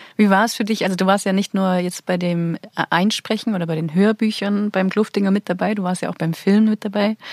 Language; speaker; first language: German; native; German